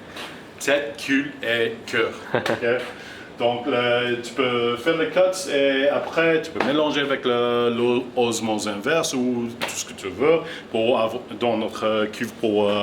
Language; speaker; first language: French; non-native, fluent; English